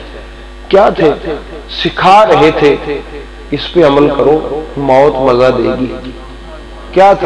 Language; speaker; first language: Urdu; non-native, local second language; Punjabi